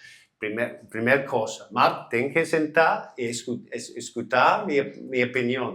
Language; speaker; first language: Portuguese; non-native, learner; English